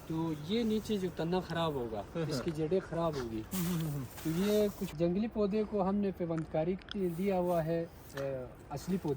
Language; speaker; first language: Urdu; non-native, local second language; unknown